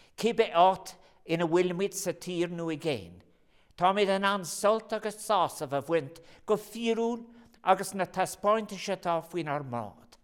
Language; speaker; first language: Irish; non-native, local second language; English